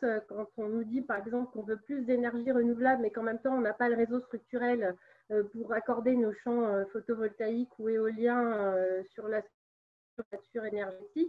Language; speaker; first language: French; native; French